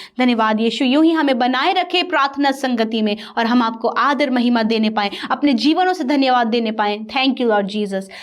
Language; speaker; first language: Hindi; native; Hindi